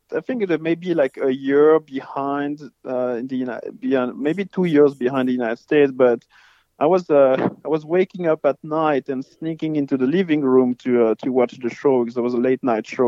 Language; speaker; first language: English; non-native, fluent; French